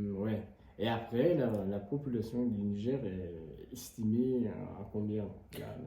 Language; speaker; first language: French; non-native, fluent; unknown